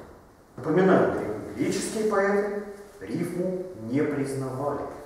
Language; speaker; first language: Russian; native; Russian